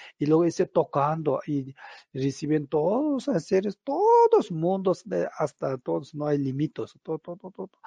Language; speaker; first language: Spanish; non-native, learner; Tibetan